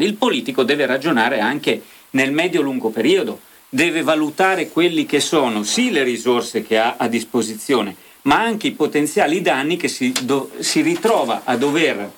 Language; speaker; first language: Italian; native; Italian